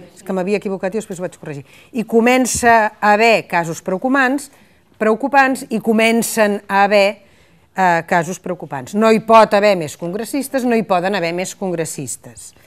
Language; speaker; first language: Catalan; native; Catalan